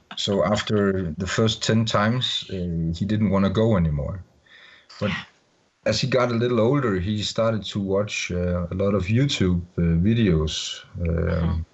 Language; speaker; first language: English; non-native, fluent; Danish